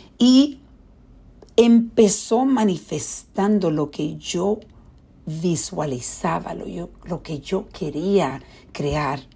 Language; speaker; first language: Spanish; early bilingual, heritage; Spanish